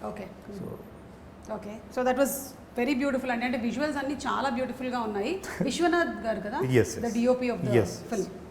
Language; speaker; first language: Telugu; native; Telugu